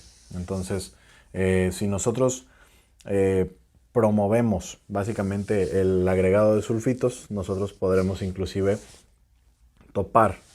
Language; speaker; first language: Spanish; native; Spanish